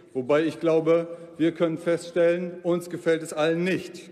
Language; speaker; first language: German; non-native, local second language; Low German